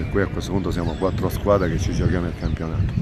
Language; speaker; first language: Italian; native; Italian